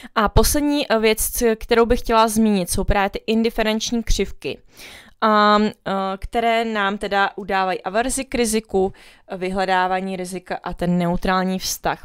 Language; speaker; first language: Czech; early bilingual, other home language; Vietnamese